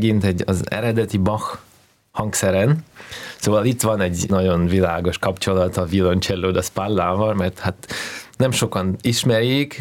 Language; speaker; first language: Hungarian; non-native, fluent; Russian